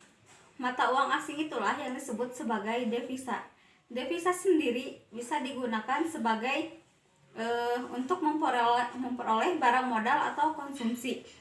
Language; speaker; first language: Indonesian; native; Indonesian